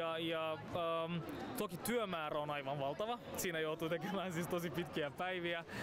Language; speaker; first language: Finnish; non-native, fluent; Turkish